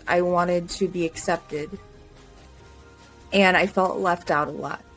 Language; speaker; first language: English; native; English